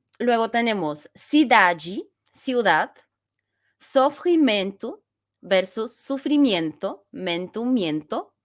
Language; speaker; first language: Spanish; non-native, fluent; Bulgarian